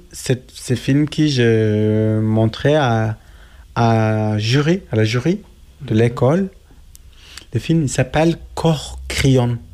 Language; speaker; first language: French; non-native, learner; Kurdish